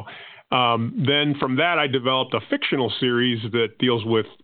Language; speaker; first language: English; non-native, fluent; Spanish